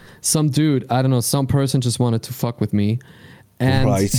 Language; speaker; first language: English; non-native, fluent; Swiss German